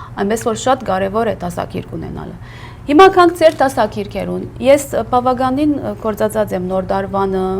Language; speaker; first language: Armenian; early bilingual, heritage; Armenian